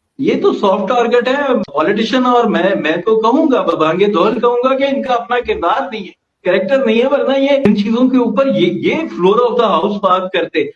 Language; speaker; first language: Urdu; non-native, local second language; Punjabi